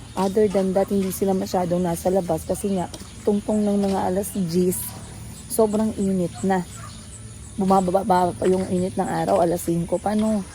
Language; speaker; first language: Filipino; non-native, local second language; Hiligaynon